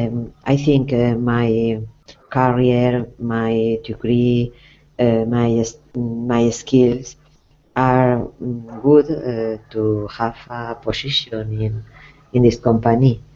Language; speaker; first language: English; non-native, learner; Spanish